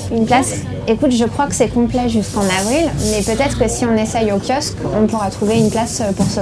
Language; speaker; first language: French; native; French